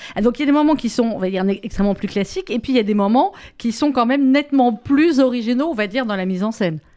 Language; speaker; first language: French; native; French